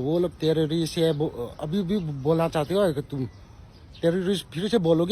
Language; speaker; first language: Hindi; non-native, local second language; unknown